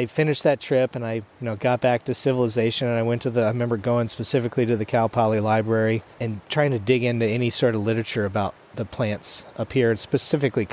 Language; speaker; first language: English; native; English